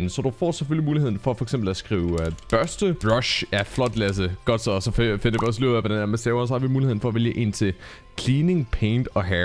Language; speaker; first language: Danish; native; Danish